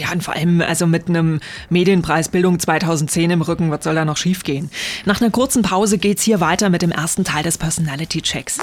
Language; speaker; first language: German; native; German